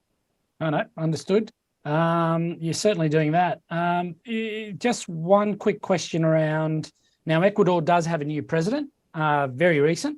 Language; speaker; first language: English; native; English